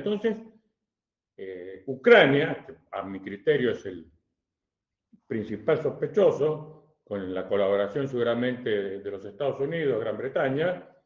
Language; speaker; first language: Spanish; native; Spanish